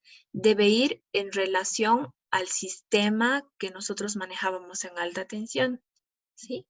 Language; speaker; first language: Spanish; native; Spanish